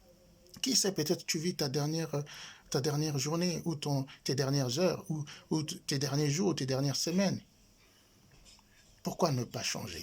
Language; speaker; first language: French; non-native, local second language; Lingala